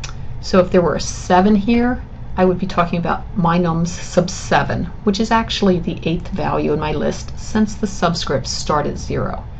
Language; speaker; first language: English; native; English